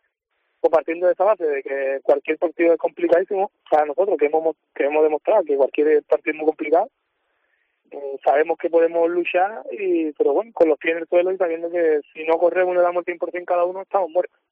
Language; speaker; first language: Spanish; native; Spanish